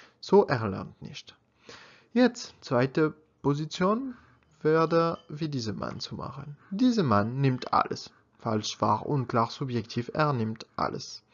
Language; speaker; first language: German; non-native, learner; French